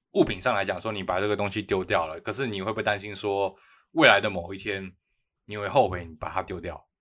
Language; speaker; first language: Chinese; native; Chinese